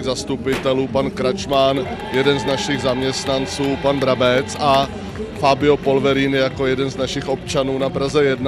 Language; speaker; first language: Czech; native; Czech